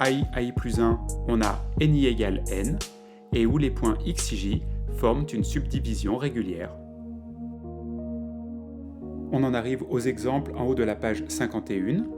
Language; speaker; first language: French; native; French